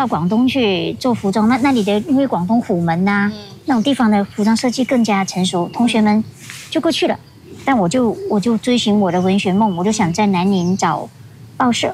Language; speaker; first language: Chinese; non-native, local second language; Hakka Chinese